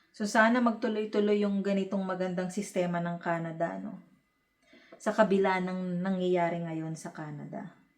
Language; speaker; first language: Filipino; native; Filipino